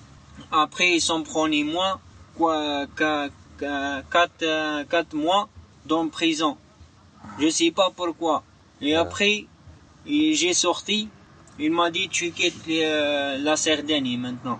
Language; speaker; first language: French; non-native, learner; Arabic